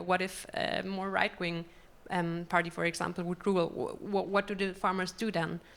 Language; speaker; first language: English; non-native, fluent; German